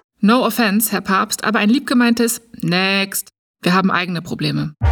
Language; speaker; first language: German; native; German